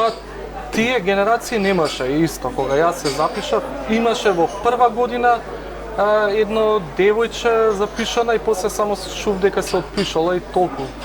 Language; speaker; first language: Macedonian; non-native, local second language; Romany